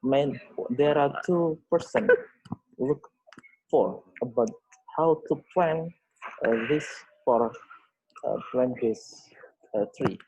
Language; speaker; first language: English; non-native, learner; Indonesian